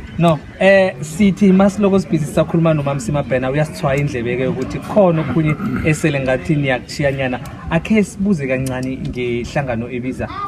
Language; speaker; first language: Zulu; non-native, local second language; South Ndebele